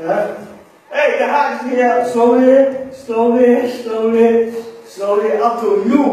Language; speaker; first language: English; non-native, learner; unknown